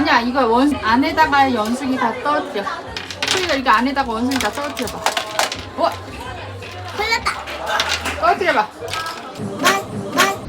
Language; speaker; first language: Korean; native; Korean